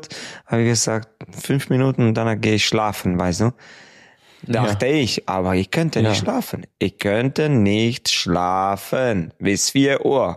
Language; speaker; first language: German; non-native, fluent; Hungarian